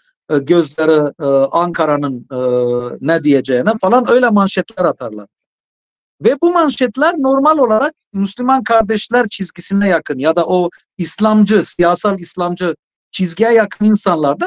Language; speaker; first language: Turkish; non-native, fluent; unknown